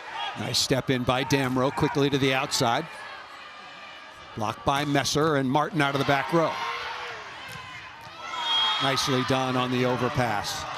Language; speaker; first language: English; native; English